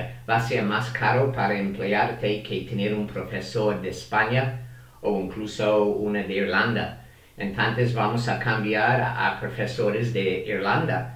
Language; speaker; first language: Spanish; non-native, fluent; English